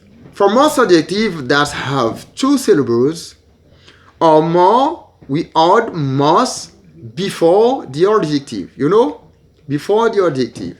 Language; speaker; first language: English; non-native, learner; Haitian Creole